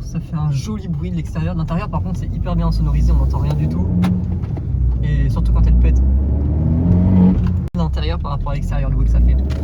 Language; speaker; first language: French; native; French